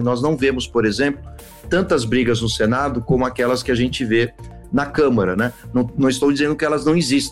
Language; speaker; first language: Portuguese; native; Portuguese